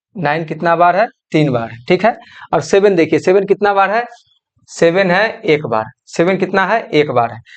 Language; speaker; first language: Hindi; native; Hindi